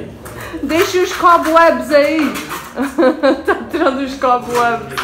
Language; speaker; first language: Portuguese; early bilingual, heritage; Portuguese